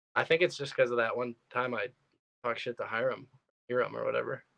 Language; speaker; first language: English; native; English